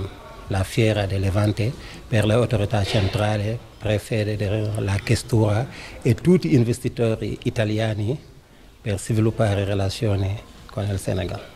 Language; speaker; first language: Italian; non-native, fluent; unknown